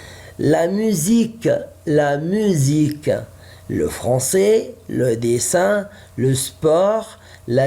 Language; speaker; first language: French; non-native, fluent; Arabic